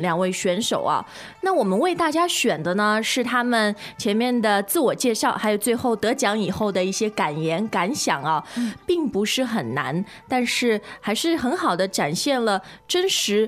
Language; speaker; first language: Chinese; native; Chinese